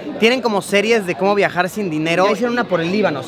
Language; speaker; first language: Spanish; native; Spanish